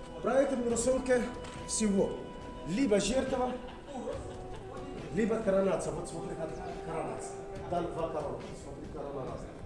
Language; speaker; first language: Russian; non-native, learner; Arabic